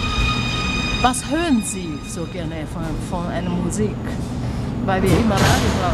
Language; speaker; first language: German; non-native, learner; Chinese